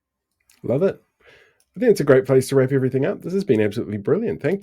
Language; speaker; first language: English; native; English